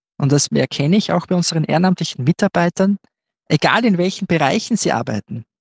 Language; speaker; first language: German; native; German